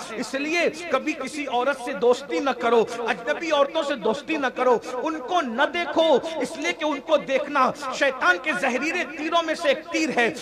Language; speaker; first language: Urdu; native; Urdu